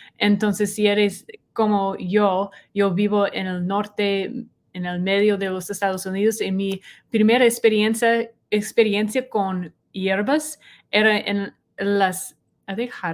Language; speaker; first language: Spanish; non-native, learner; English